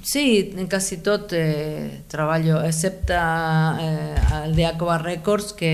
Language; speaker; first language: Catalan; non-native, learner; Spanish